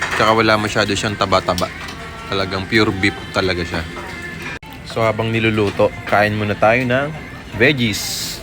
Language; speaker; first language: Filipino; native; Filipino